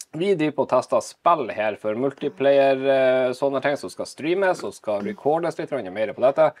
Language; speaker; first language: Norwegian; native; Norwegian